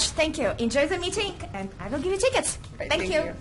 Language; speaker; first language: English; non-native, fluent; Russian